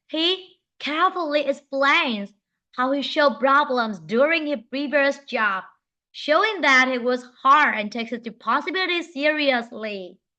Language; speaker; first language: English; non-native, fluent; Vietnamese